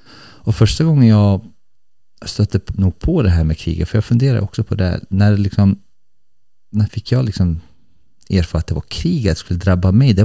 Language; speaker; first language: Swedish; early bilingual, other home language; Bosnian